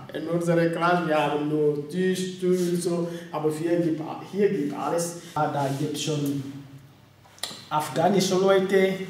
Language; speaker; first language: German; non-native, learner; French